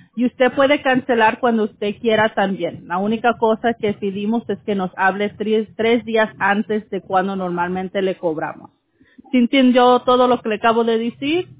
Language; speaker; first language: Spanish; early bilingual, heritage; Spanish